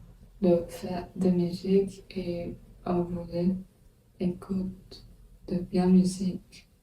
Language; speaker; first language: French; non-native, learner; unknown